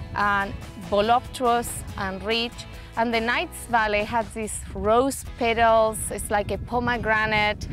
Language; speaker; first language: English; non-native, fluent; Spanish